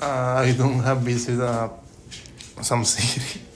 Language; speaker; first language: English; non-native, learner; Spanish